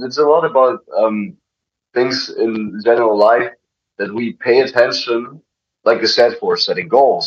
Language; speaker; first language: English; non-native, fluent; German